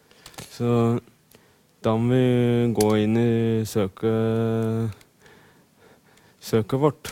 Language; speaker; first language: Norwegian; native; Norwegian